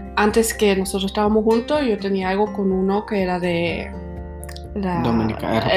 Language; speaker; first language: Spanish; non-native, fluent; German